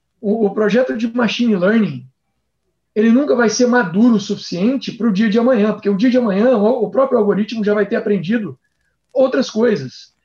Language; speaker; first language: Portuguese; native; Portuguese